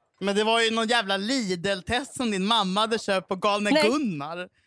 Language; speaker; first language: Swedish; native; Swedish